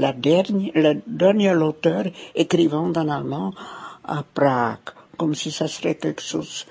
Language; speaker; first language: French; non-native, fluent; German